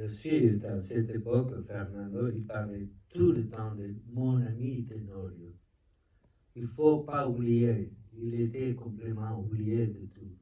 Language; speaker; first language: French; non-native, learner; Spanish